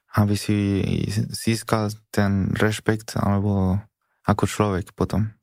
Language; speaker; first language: Slovak; non-native, fluent; Spanish